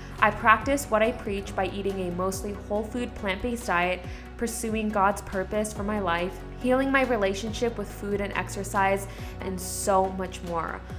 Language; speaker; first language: English; early bilingual, other home language; Korean